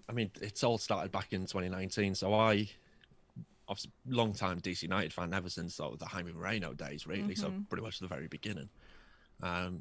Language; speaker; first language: English; native; English